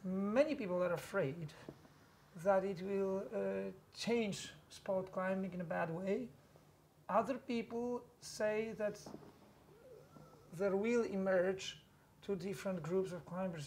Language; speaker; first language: English; non-native, fluent; Polish